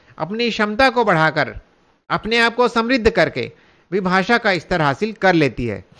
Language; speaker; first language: Hindi; native; Hindi